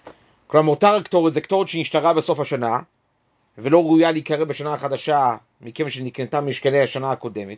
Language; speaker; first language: Hebrew; native; Hebrew